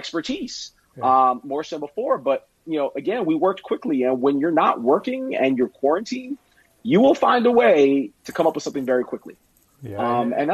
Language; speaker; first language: English; native; English